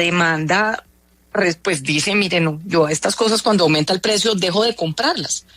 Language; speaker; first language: Spanish; native; Spanish